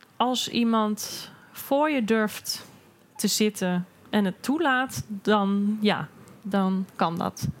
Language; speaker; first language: Dutch; native; Dutch